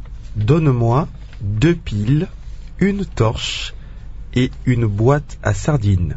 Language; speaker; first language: French; non-native, local second language; Kongo